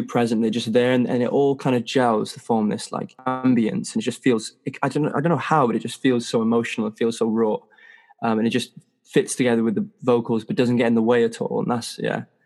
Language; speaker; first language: English; native; English